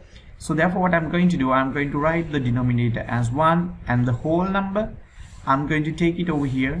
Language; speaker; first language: English; non-native, local second language; Sinhala